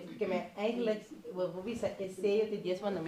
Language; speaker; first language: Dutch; non-native, learner; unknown